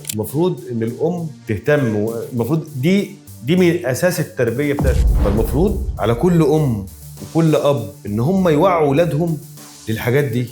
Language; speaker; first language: Arabic; native; Arabic